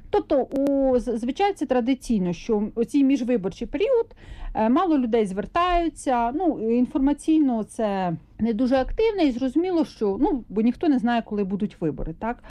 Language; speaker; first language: Ukrainian; native; Ukrainian